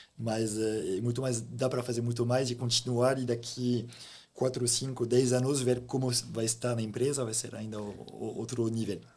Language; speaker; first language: Portuguese; non-native, fluent; French